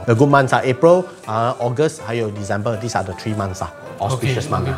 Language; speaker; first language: English; non-native, local second language; Chinese